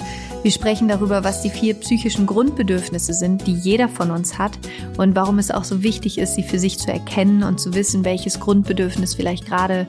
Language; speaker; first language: German; native; German